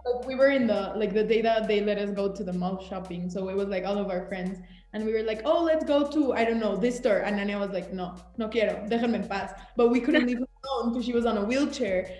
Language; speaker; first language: English; early bilingual, other home language; Spanish